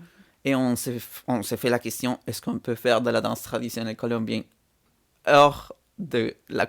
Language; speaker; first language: French; non-native, fluent; Spanish